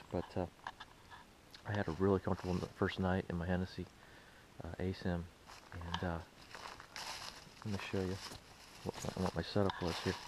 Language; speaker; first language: English; native; English